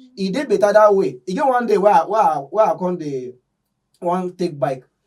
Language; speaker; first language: Nigerian Pidgin; non-native, local second language; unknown